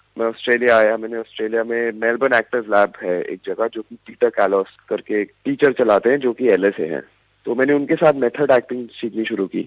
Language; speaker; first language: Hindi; native; Hindi